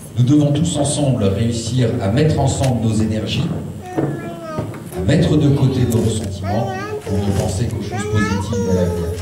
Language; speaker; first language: French; early bilingual, other home language; Swiss German